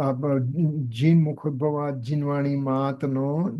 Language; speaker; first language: Hindi; non-native, local second language; Gujarati